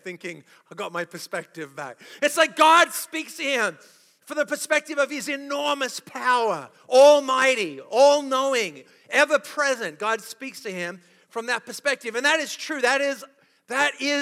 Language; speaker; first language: English; native; English